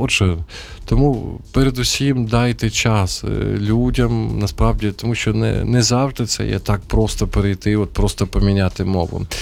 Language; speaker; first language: Ukrainian; non-native, local second language; Russian